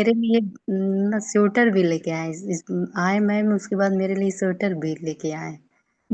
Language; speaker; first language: Hindi; native; Hindi